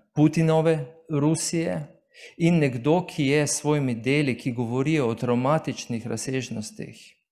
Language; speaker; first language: Slovenian; native; Slovenian